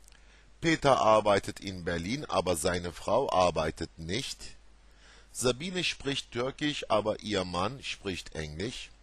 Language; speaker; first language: German; non-native, fluent; Turkish